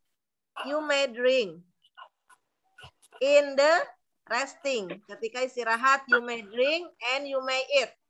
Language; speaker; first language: English; non-native, learner; Indonesian